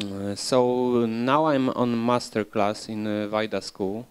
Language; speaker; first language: English; non-native, learner; Polish